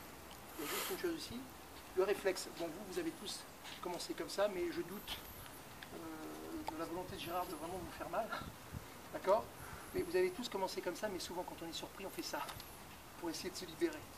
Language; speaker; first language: French; native; French